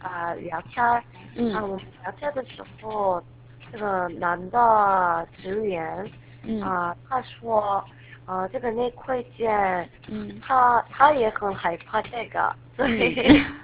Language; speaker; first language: Chinese; non-native, learner; Korean